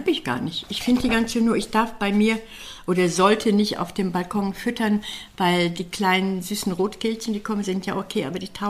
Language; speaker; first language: German; native; German